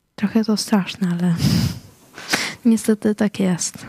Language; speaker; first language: Polish; early bilingual, heritage; Swedish